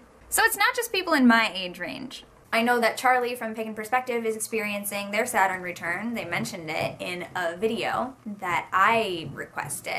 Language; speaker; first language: English; native; English